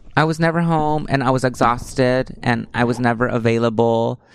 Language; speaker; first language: English; early bilingual, other home language; Spanish